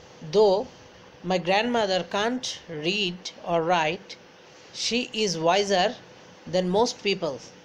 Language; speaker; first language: English; non-native, local second language; Bangla